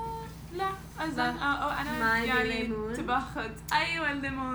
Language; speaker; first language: Arabic; non-native, learner; English